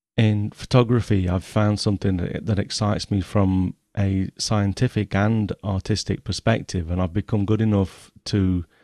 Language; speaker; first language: English; native; English